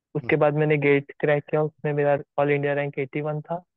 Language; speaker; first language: Hindi; native; Hindi